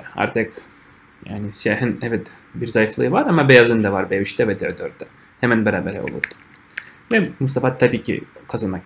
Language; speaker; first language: Turkish; non-native, fluent; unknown